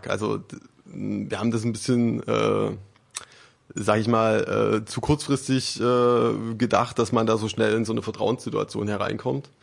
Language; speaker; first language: German; native; German